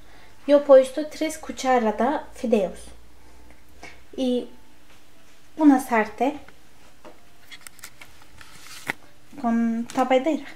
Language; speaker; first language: Spanish; non-native, learner; Turkish